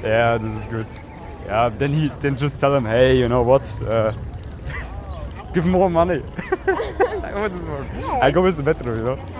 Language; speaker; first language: English; non-native, fluent; German